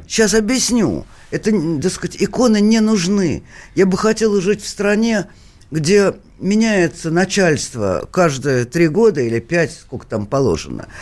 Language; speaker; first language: Russian; native; Russian